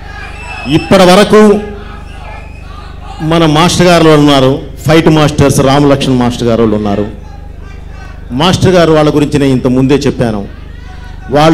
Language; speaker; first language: Telugu; native; Telugu